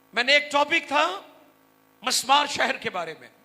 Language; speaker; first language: Hindi; non-native, local second language; Punjabi